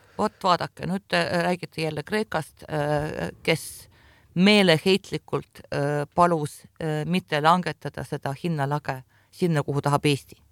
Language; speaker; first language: Estonian; non-native, local second language; Russian